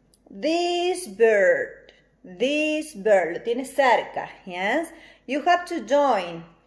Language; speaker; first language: English; non-native, fluent; Spanish